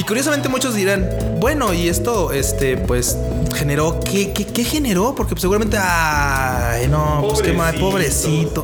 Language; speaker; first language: Spanish; native; Spanish